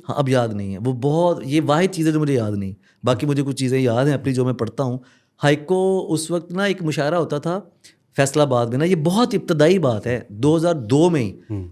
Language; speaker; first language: Urdu; non-native, local second language; Punjabi